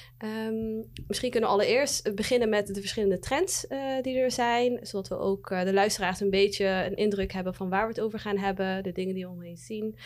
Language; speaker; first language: Dutch; early bilingual, other home language; Somali